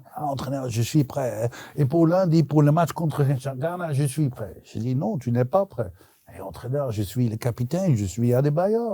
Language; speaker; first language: French; non-native, local second language; Dutch